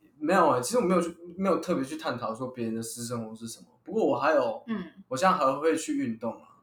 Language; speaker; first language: Chinese; native; Chinese